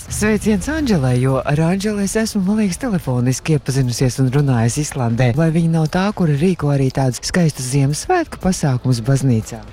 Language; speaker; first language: Latvian; native; Latvian